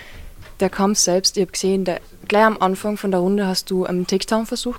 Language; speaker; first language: German; native; German